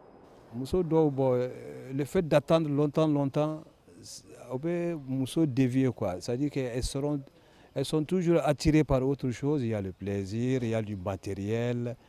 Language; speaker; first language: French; non-native, local second language; Bambara